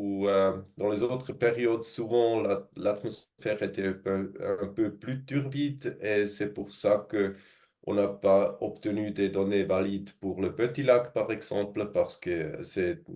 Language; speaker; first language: French; non-native, fluent; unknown